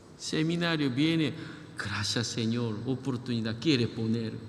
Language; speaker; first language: Spanish; non-native, learner; Korean